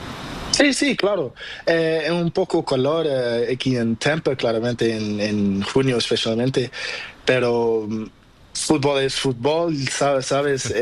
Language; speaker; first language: Spanish; non-native, learner; Portuguese